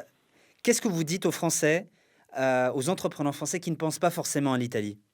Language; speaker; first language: French; native; French